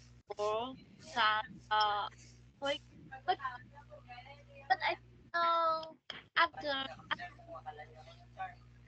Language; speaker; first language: English; non-native, learner; Vietnamese